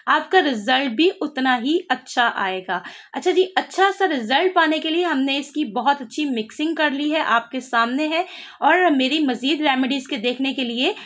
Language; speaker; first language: Urdu; native; Urdu